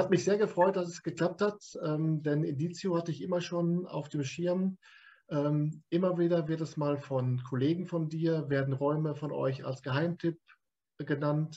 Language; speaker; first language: German; native; German